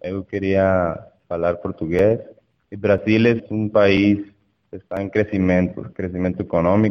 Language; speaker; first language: Portuguese; non-native, learner; Spanish